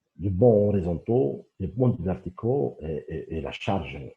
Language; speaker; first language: French; non-native, local second language; Arabic